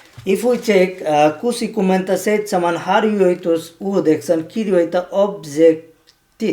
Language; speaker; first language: Finnish; non-native, learner; Bangla